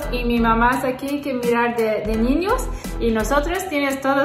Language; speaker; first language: Spanish; non-native, learner; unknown